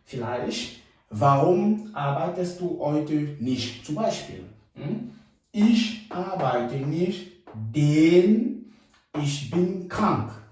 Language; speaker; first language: German; non-native, fluent; French